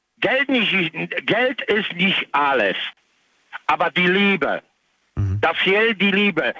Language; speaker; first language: German; non-native, learner; Polish